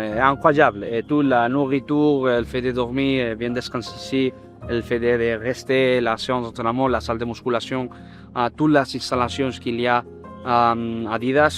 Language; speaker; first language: French; non-native, fluent; Spanish